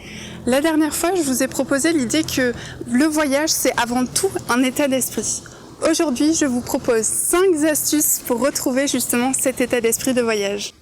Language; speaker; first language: French; native; French